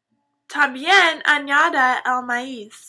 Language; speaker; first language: Spanish; non-native, learner; English